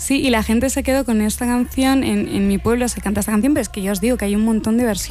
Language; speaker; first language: Spanish; native; Spanish